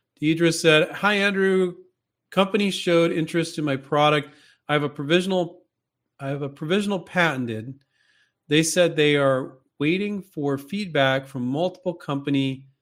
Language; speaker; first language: English; native; English